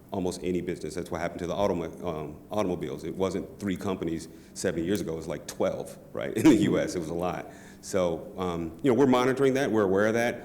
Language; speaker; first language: English; native; English